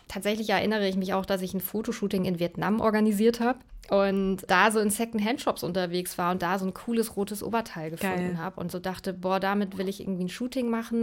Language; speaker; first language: German; native; German